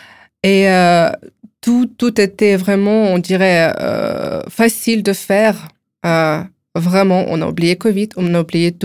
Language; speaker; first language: French; non-native, fluent; Ukrainian